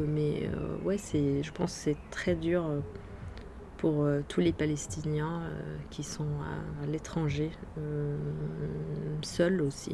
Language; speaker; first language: French; non-native, fluent; Arabic